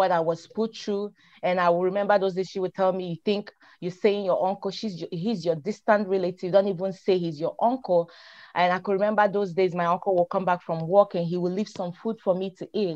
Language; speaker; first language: English; non-native, local second language; Igbo